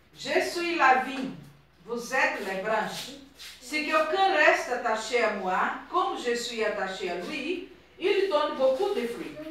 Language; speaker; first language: French; non-native, fluent; Portuguese